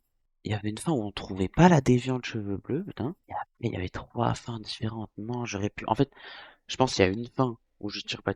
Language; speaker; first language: French; native; French